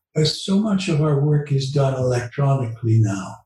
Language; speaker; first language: English; early bilingual, other home language; Dutch